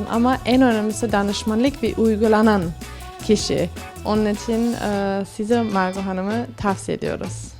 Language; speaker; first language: Turkish; early bilingual, heritage; Turkish